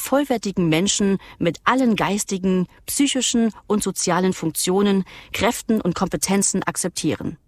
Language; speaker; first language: German; native; German